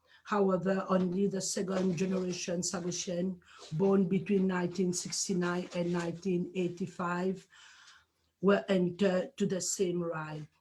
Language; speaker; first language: English; non-native, learner; Morisyen